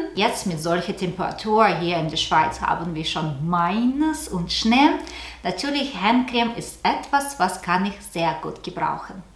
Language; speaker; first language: German; non-native, learner; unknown